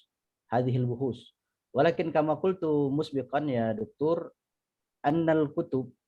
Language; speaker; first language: Arabic; non-native, fluent; Indonesian